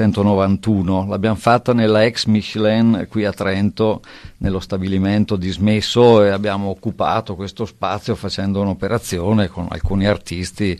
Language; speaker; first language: Italian; native; Italian